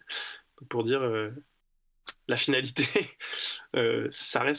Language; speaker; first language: French; native; French